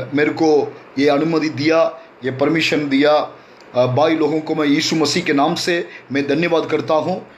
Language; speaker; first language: Hindi; non-native, local second language; Tamil